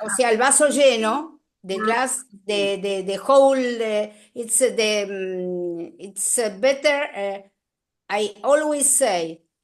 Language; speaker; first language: English; non-native, learner; Spanish